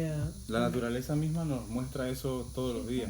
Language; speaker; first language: Spanish; native; Spanish